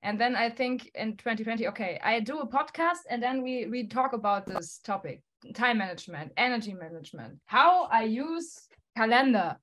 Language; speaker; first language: English; non-native, fluent; German